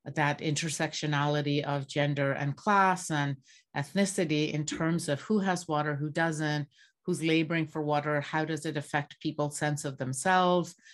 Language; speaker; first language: English; non-native, local second language; Bangla